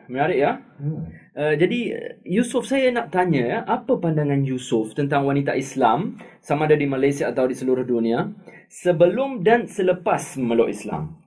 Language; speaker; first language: Malay; non-native, local second language; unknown